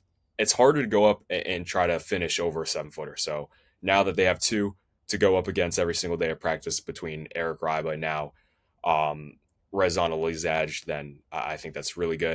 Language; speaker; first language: English; native; English